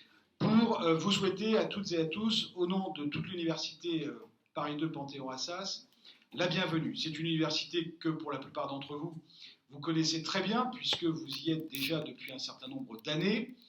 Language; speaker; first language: French; native; French